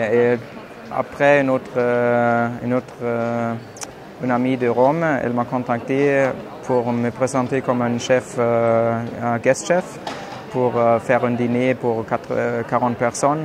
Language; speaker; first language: French; non-native, fluent; German